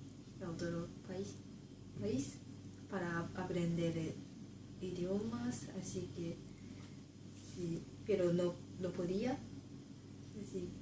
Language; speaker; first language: Spanish; non-native, learner; Japanese